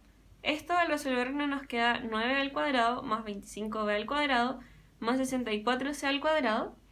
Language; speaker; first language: Spanish; native; Spanish